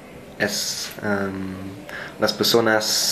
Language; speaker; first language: Spanish; non-native, learner; English